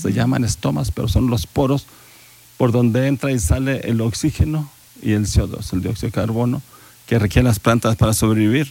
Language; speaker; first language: Spanish; native; Spanish